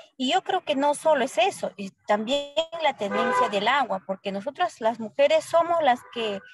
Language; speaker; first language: Spanish; native; Spanish